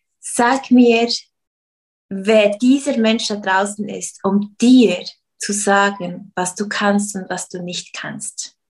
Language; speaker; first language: German; early bilingual, other home language; Portuguese